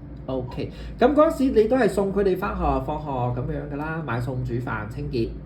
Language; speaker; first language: Cantonese; native; Cantonese